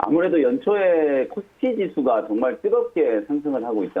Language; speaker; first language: Korean; native; Korean